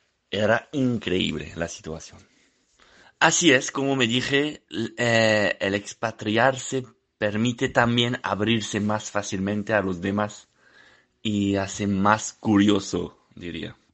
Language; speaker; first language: Spanish; non-native, fluent; French